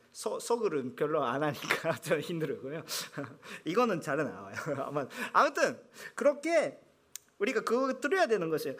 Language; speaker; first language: Korean; non-native, fluent; Japanese